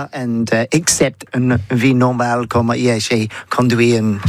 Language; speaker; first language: French; non-native, learner; English